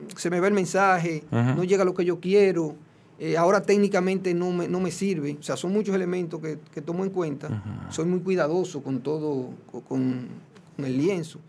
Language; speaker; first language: Spanish; native; Spanish